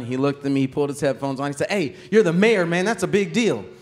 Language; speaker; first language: English; native; English